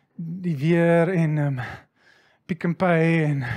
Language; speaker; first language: Afrikaans; non-native, fluent; English